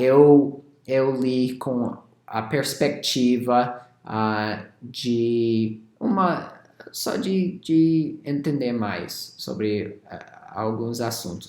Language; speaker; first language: Portuguese; non-native, fluent; English